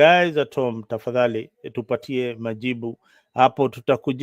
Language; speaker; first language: Swahili; non-native, local second language; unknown